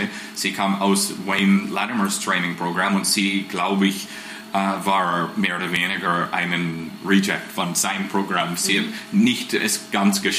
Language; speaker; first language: German; non-native, fluent; English